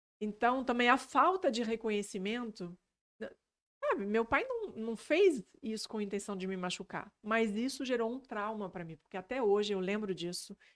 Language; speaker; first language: Portuguese; non-native, fluent; French